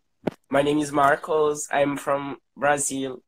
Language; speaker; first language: English; non-native, learner; Portuguese